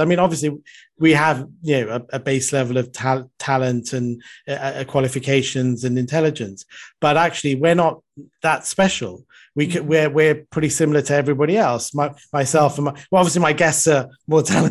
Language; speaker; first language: English; non-native, local second language; Sinhala